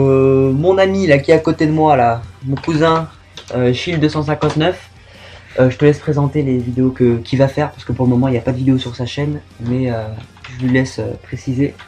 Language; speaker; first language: French; native; French